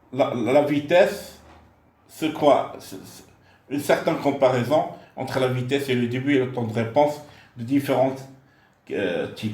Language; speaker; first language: French; non-native, local second language; Arabic